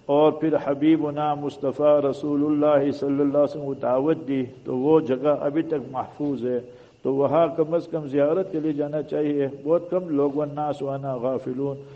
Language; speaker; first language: Urdu; native; Urdu